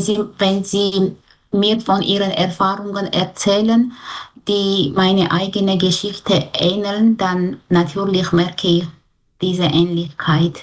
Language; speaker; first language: German; non-native, fluent; Armenian